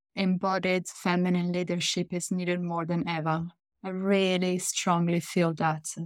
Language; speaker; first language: English; non-native, fluent; Italian